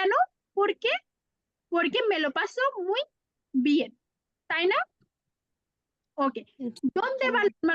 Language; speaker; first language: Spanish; non-native, fluent; Bangla